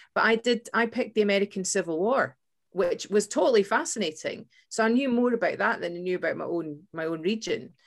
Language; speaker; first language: English; native; English